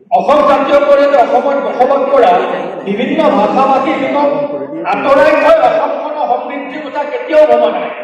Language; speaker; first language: Assamese; native; Assamese